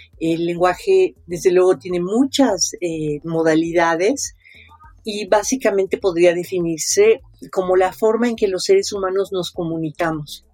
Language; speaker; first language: Spanish; native; Spanish